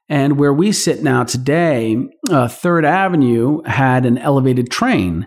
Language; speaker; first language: English; native; English